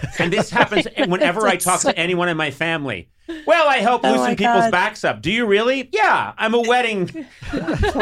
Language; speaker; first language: English; native; English